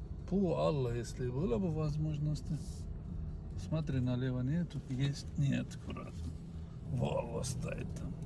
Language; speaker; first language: Russian; non-native, learner; Turkish